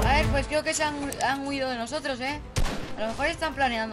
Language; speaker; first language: Spanish; native; Spanish